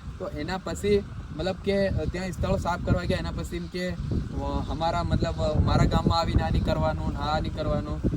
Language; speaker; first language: Gujarati; non-native, local second language; Bhili